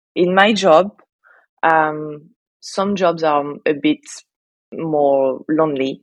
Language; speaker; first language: English; non-native, fluent; French